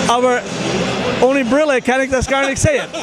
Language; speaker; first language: German; non-native, fluent; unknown